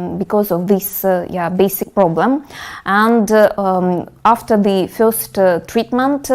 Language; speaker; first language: English; non-native, fluent; Russian